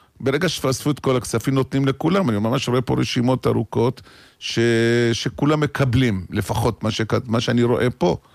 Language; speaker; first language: Hebrew; native; Hebrew